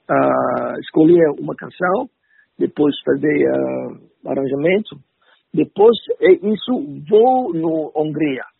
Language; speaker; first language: Portuguese; non-native, learner; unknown